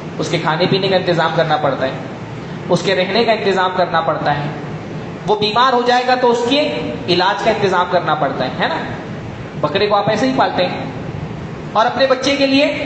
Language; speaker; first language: Urdu; native; Urdu